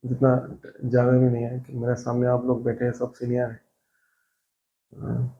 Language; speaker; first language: Hindi; non-native, local second language; Bangla